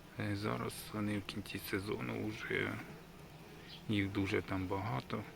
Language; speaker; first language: Ukrainian; native; Ukrainian